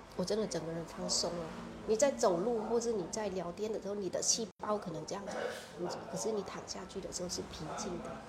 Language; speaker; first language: Chinese; non-native, fluent; Vietnamese